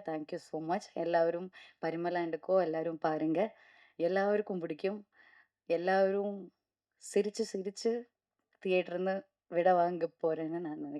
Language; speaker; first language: Tamil; non-native, learner; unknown